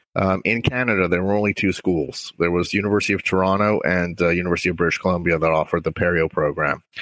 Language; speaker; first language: English; native; English